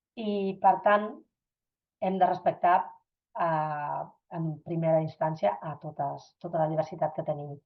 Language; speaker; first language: Catalan; non-native, fluent; German